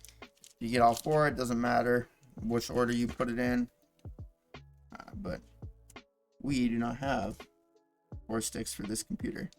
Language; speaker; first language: English; native; English